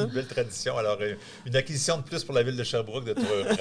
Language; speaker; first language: French; native; French